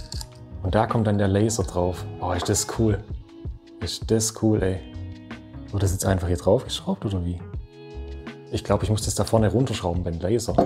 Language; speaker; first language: German; native; German